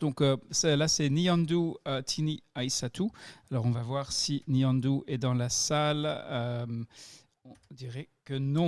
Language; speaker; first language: French; native; French